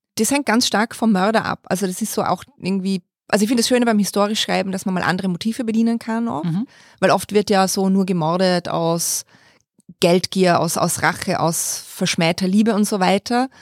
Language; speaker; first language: German; native; German